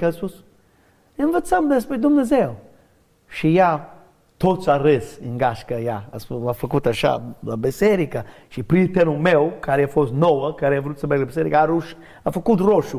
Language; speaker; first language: Romanian; non-native, learner; English